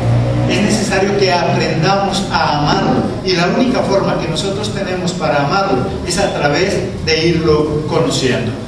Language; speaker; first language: Spanish; native; Spanish